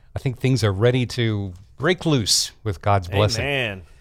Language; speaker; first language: English; native; English